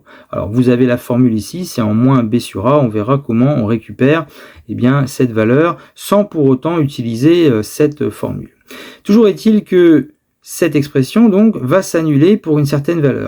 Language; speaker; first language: French; native; French